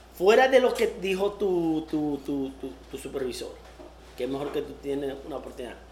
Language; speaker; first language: Spanish; early bilingual, heritage; Spanish